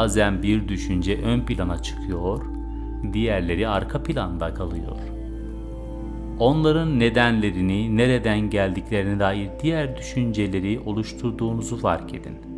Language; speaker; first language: Turkish; native; Turkish